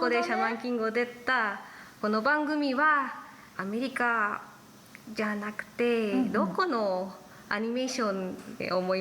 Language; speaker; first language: Japanese; non-native, learner; Spanish